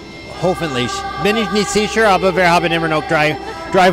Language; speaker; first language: German; non-native, fluent; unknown